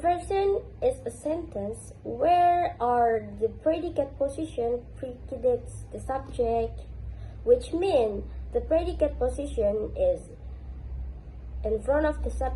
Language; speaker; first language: English; non-native, learner; Indonesian